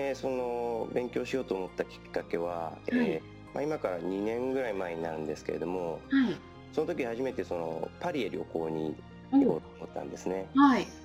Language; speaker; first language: Japanese; native; Japanese